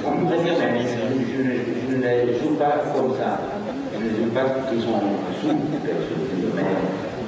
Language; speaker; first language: French; non-native, learner; Dutch